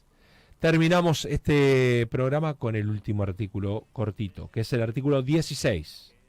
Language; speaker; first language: Spanish; native; Spanish